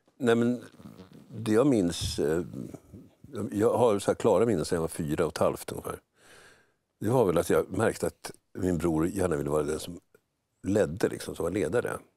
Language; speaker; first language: Swedish; native; Swedish